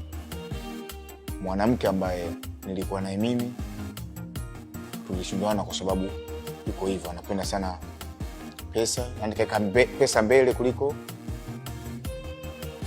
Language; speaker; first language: Swahili; native; Swahili